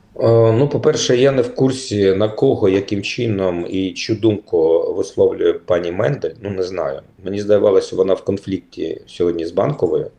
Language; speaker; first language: Ukrainian; native; Ukrainian